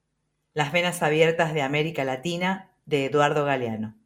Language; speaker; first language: Spanish; native; Spanish